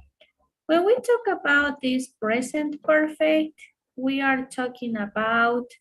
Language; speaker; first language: English; non-native, fluent; Spanish